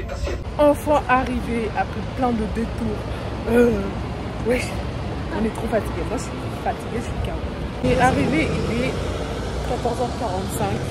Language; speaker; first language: French; native; French